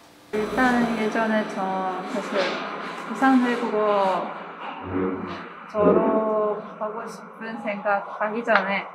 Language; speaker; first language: Korean; non-native, learner; Russian